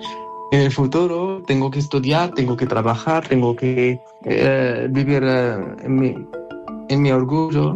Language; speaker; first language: Spanish; non-native, learner; Arabic